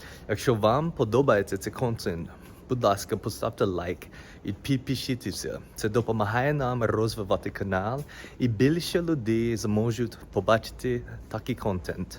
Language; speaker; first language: Ukrainian; non-native, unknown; English